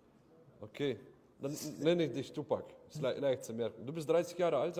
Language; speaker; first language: German; native; German